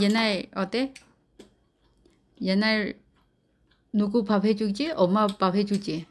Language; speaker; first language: Korean; non-native, learner; Vietnamese